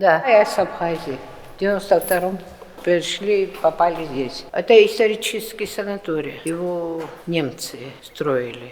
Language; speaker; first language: Russian; non-native, fluent; Georgian